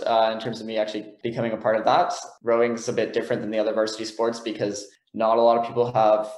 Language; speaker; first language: English; native; English